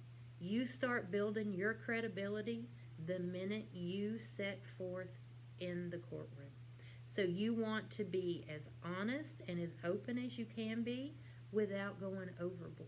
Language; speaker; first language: English; native; English